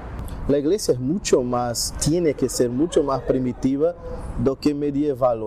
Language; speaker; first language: Spanish; non-native, learner; Portuguese